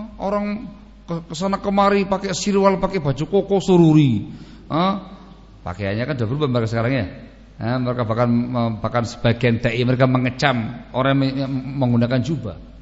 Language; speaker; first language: Indonesian; non-native, local second language; Javanese